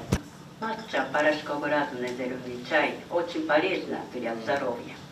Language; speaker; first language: Russian; non-native, fluent; Japanese